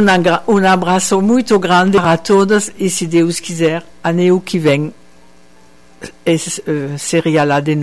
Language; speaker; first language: Portuguese; non-native, fluent; French